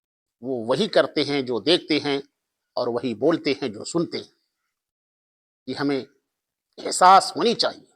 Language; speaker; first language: Urdu; native; Urdu